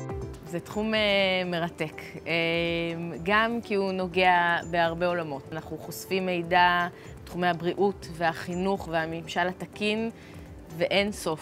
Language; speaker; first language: Hebrew; native; Hebrew